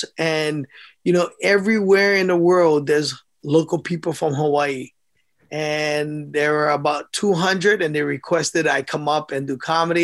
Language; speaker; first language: English; native; English